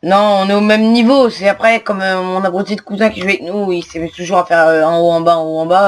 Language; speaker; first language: French; native; French